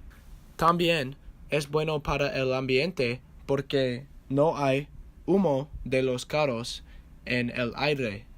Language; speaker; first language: Spanish; non-native, learner; English